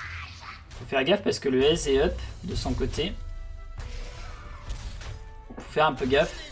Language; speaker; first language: French; native; French